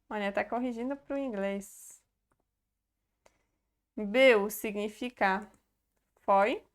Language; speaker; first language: Portuguese; non-native, fluent; Polish